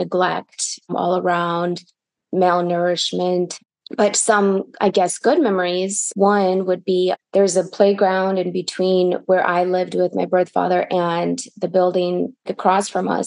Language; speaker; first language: English; early bilingual, other home language; Russian